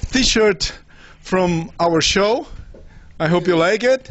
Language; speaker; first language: English; non-native, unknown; Portuguese